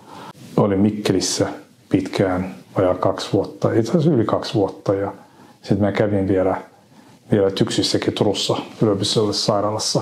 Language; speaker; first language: Finnish; non-native, fluent; Somali